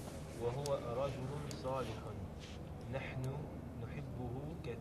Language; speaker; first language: Arabic; non-native, learner; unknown